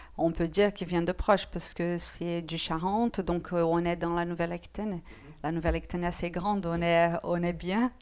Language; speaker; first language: French; non-native, fluent; Portuguese